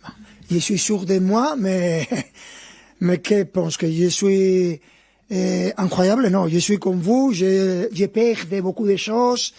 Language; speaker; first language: French; non-native, fluent; Spanish